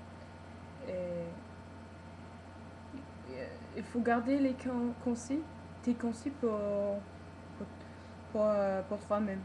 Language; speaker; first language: French; non-native, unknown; English